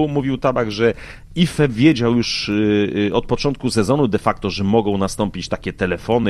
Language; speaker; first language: Polish; native; Polish